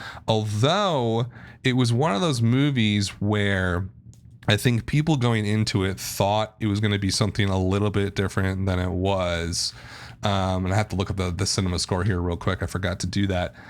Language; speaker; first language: English; native; English